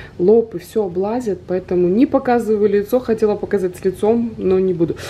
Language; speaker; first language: Russian; native; Russian